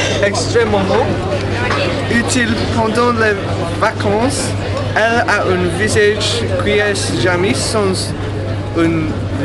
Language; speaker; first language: French; non-native, learner; English